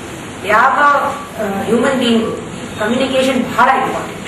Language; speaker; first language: Kannada; non-native, local second language; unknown